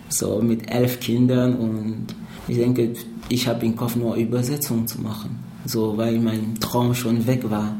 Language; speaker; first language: German; non-native, fluent; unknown